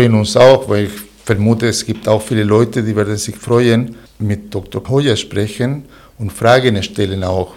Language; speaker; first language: German; non-native, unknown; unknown